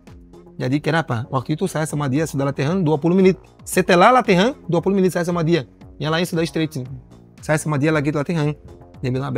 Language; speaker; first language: Indonesian; non-native, learner; Portuguese